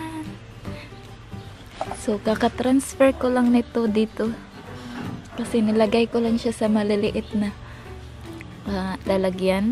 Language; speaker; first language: Filipino; non-native, local second language; Cebuano